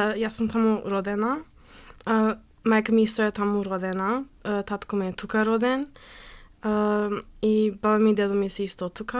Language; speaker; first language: Macedonian; early bilingual, heritage; Macedonian